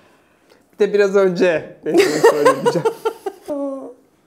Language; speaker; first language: Turkish; native; Turkish